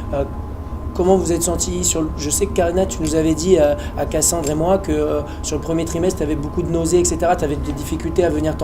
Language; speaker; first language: French; native; French